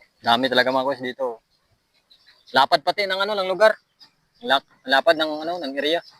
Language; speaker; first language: Filipino; non-native, local second language; Aklanon